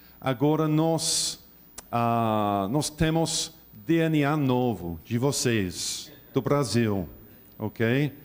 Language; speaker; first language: Portuguese; non-native, learner; English